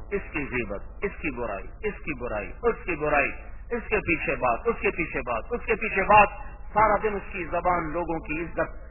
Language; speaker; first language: Urdu; non-native, local second language; Punjabi